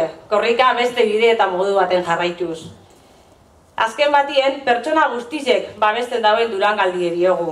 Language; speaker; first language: Basque; native; Basque